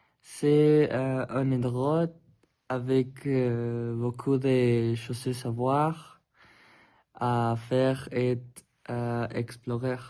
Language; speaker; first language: French; non-native, learner; Spanish